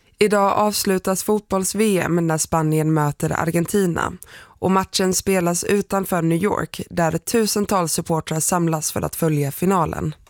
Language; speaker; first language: Swedish; native; Swedish